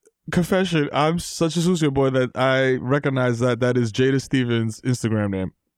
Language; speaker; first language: English; early bilingual, other home language; Spanish